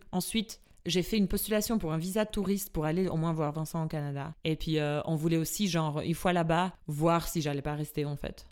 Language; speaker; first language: French; non-native, fluent; Albanian